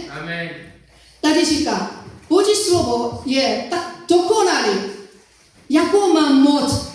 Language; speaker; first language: Czech; non-native, fluent; Korean